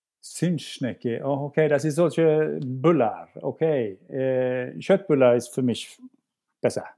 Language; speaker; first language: German; non-native, fluent; Swedish